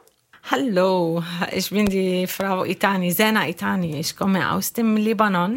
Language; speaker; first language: German; non-native, learner; Arabic